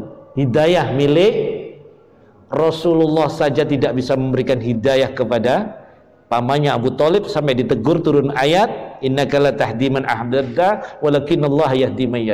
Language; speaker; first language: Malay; non-native, local second language; Javanese